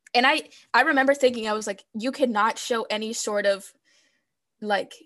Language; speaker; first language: English; early bilingual, other home language; Spanish